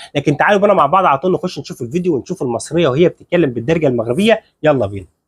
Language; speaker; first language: Arabic; native; Arabic